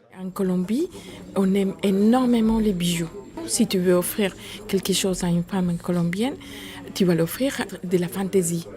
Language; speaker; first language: French; non-native, fluent; Spanish